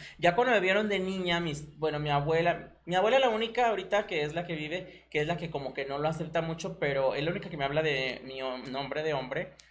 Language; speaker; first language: Spanish; native; Spanish